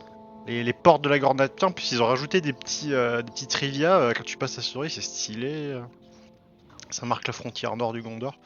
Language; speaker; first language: French; native; French